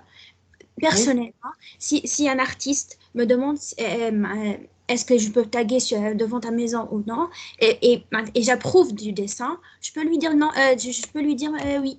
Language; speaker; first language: French; non-native, local second language; Arabic